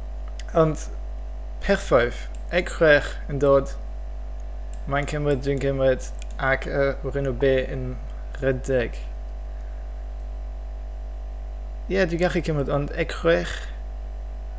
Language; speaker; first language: Welsh; non-native, fluent; English